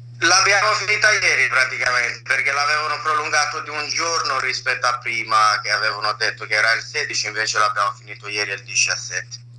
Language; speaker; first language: Italian; non-native, fluent; Romanian